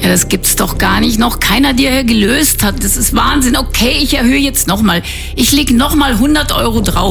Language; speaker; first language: German; native; German